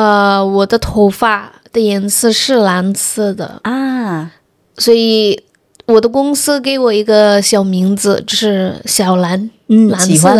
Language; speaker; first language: Chinese; non-native, fluent; Indonesian